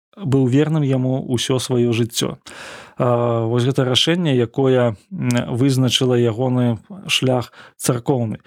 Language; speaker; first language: Belarusian; non-native, local second language; Russian